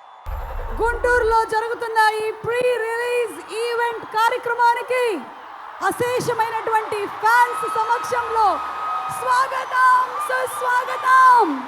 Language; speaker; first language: Telugu; native; Telugu